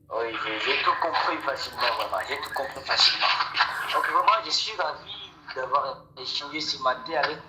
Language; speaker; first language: French; non-native, local second language; Rundi